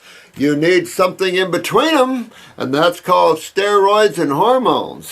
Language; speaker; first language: English; native; English